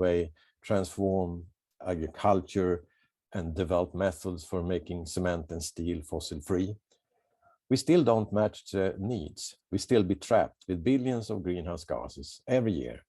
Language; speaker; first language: English; non-native, fluent; Swedish